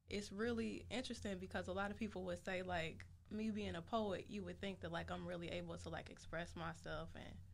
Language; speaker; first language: English; native; English